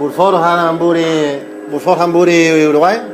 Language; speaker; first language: Norwegian; non-native, learner; Spanish